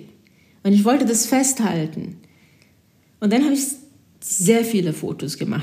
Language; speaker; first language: German; non-native, fluent; Portuguese